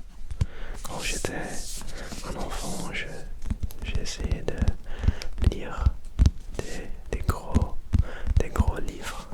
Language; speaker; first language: French; non-native, learner; Dutch